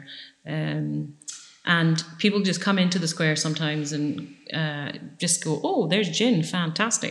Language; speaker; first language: English; native; English